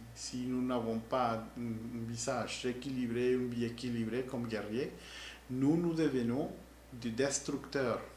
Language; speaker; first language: French; non-native, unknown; Spanish